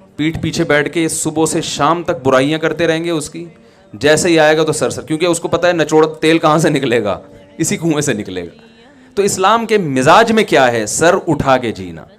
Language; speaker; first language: Urdu; native; Urdu